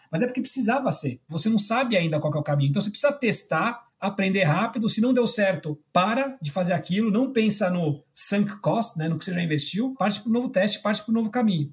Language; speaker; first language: Portuguese; early bilingual, other home language; Spanish